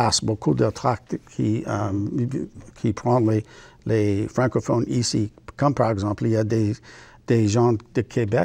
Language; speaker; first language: French; non-native, learner; English